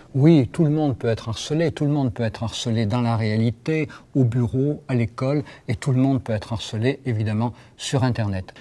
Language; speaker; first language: French; native; French